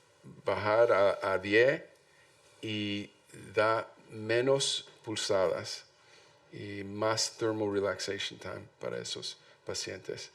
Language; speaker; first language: Spanish; non-native, learner; English